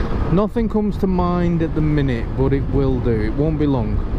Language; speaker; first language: English; native; English